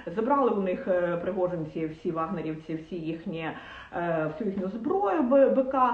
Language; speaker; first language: Ukrainian; non-native, local second language; Russian